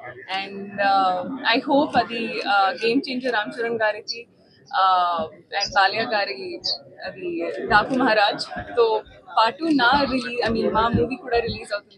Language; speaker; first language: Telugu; non-native, learner; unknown